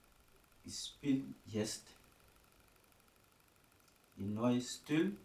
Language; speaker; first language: German; non-native, learner; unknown